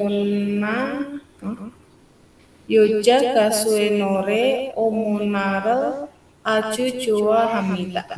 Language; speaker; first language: Korean; non-native, learner; Indonesian